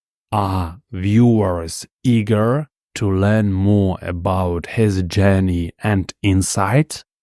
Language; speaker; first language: English; non-native, fluent; Ukrainian